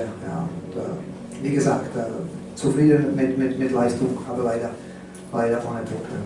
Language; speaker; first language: German; non-native, learner; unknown